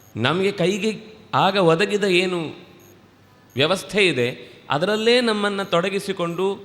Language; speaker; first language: Kannada; non-native, local second language; Tulu